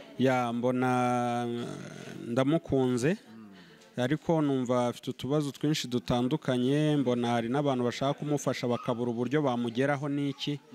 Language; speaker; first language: Kinyarwanda; native; Kinyarwanda